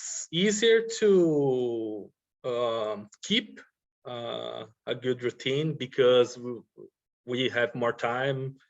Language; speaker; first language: English; non-native, learner; Portuguese